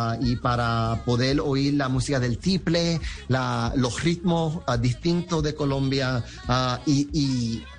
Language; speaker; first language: Spanish; early bilingual, heritage; Spanish